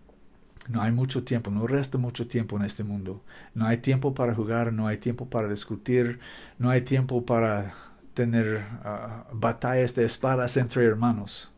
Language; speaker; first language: Spanish; non-native, learner; English